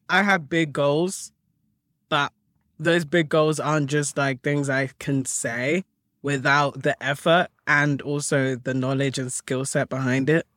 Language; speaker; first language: English; early bilingual, other home language; Akan